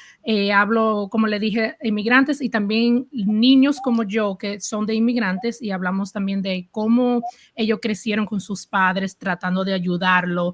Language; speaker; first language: Spanish; early bilingual, heritage; Spanish